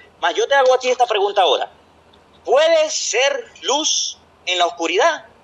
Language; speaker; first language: Spanish; native; Spanish